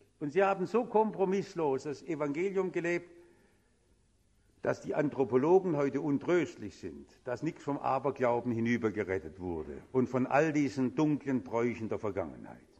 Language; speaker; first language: German; native; German